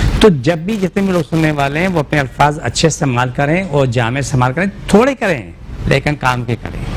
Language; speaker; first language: Urdu; non-native, local second language; Pashto